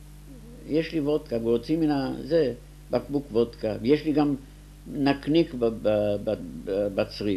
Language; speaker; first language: Hebrew; non-native, fluent; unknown